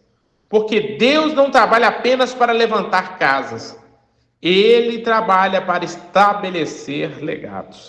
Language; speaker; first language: Portuguese; native; Portuguese